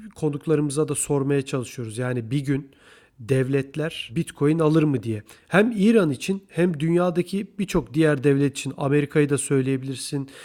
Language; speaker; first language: Turkish; native; Turkish